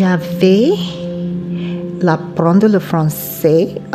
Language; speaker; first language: French; non-native, learner; English